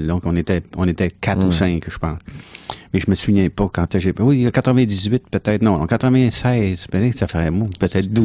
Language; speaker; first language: French; native; French